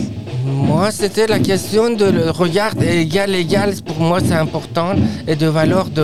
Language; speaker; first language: French; non-native, fluent; Persian